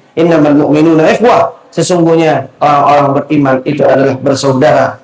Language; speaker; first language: Malay; non-native, local second language; Achinese